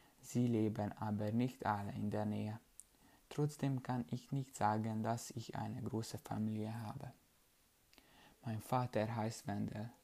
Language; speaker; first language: German; non-native, learner; Hungarian